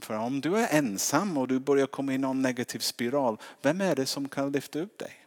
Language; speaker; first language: Swedish; non-native, fluent; English